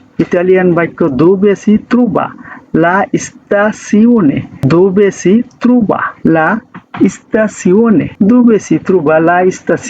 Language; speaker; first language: Italian; non-native, learner; Bangla